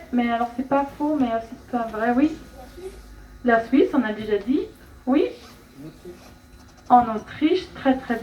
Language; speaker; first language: French; non-native, fluent; German